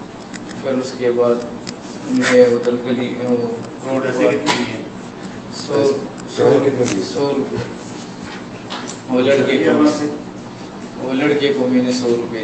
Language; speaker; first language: Hindi; non-native, local second language; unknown